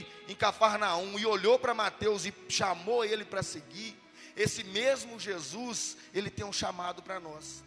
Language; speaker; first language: Portuguese; native; Portuguese